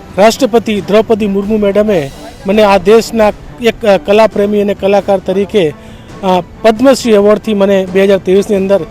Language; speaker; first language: Gujarati; non-native, local second language; Rathawi